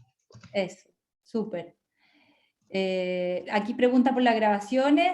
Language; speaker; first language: Spanish; native; Spanish